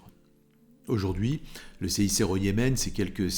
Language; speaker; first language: French; native; French